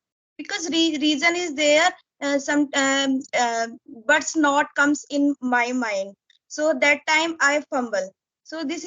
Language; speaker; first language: English; non-native, learner; Hindi